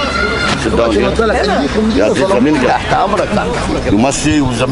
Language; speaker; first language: English; non-native, learner; Arabic